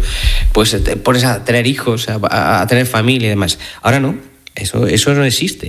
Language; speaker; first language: Spanish; native; Spanish